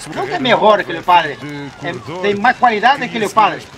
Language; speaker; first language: Spanish; non-native, learner; Portuguese